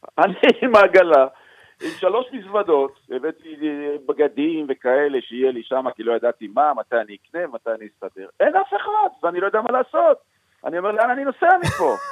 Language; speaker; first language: Hebrew; native; Hebrew